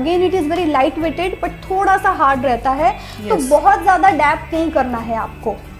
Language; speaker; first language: Hindi; native; Hindi